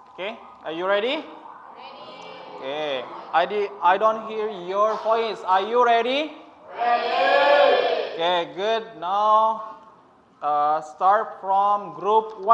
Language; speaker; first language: English; non-native, learner; Indonesian